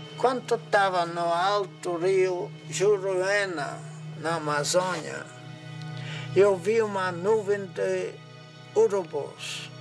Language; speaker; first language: Portuguese; non-native, fluent; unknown